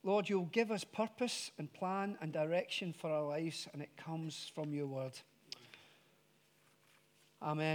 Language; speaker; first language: English; native; English